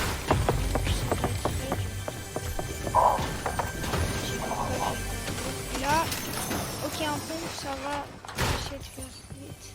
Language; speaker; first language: French; native; French